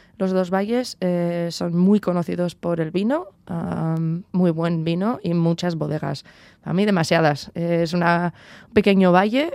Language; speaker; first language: Spanish; early bilingual, heritage; Spanish